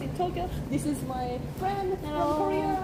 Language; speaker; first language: English; non-native, learner; Japanese